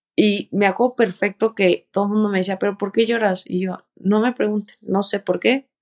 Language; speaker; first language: Spanish; native; Spanish